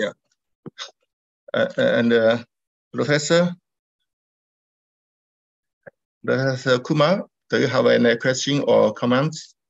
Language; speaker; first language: English; non-native, learner; Chinese